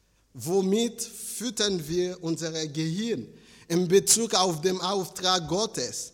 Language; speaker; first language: German; non-native, fluent; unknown